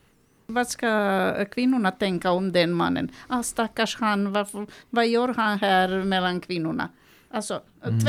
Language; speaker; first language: Swedish; non-native, learner; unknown